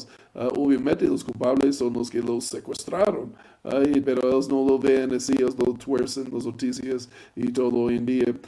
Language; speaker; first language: Spanish; non-native, fluent; English